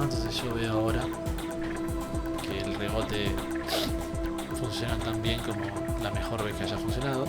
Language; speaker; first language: Spanish; native; Spanish